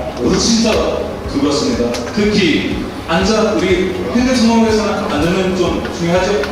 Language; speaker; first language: Korean; non-native, learner; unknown